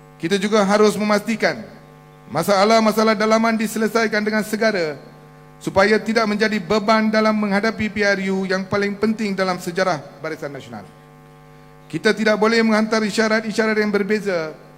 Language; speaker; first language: Malay; non-native, local second language; Tamil